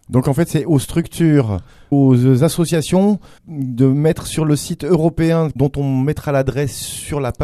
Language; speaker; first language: French; native; French